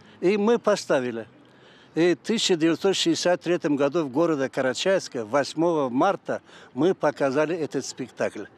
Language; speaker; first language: Russian; non-native, local second language; Karachay-Balkar